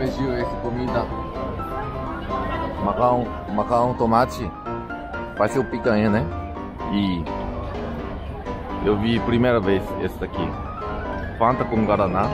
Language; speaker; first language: Portuguese; non-native, learner; Korean